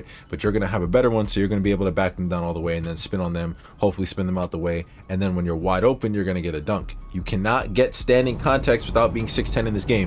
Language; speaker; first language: English; native; English